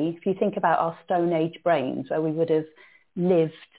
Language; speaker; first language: English; native; English